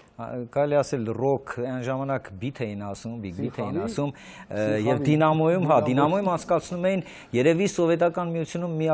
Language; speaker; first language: Armenian; native; Armenian